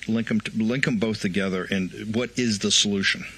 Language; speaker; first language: English; native; English